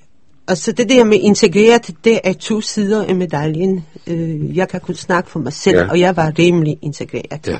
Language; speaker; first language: Danish; early bilingual, other home language; Polish